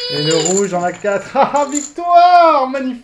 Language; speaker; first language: French; native; French